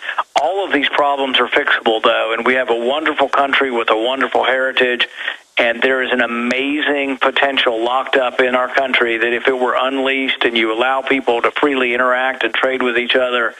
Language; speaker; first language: English; native; English